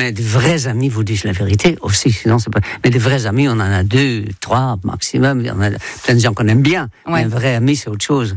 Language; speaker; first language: French; non-native, fluent; Dutch